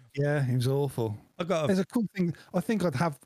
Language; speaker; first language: English; native; English